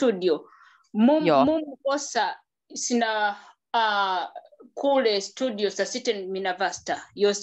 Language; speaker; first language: Finnish; non-native, learner; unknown